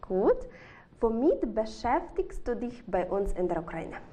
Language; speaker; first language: German; non-native, fluent; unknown